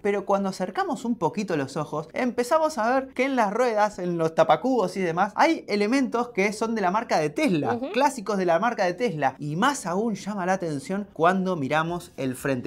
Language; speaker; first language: Spanish; native; Spanish